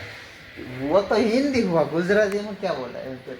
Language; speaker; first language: Hindi; non-native, local second language; Gujarati